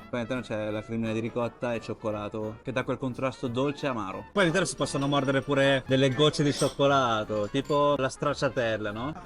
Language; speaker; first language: Italian; early bilingual, other home language; Chinese